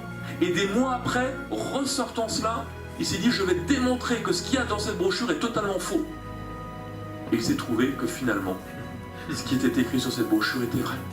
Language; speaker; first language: French; native; French